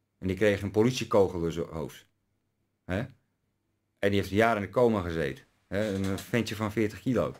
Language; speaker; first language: Dutch; early bilingual, other home language; Turkish